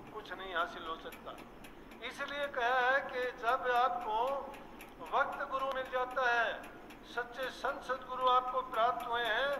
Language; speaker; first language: Hindi; native; Hindi